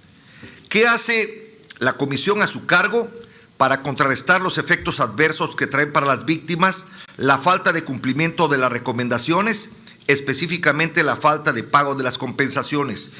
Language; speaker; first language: Spanish; native; Spanish